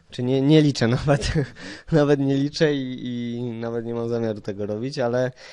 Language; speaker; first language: Polish; native; Polish